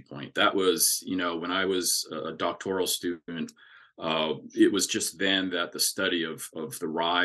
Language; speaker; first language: English; native; English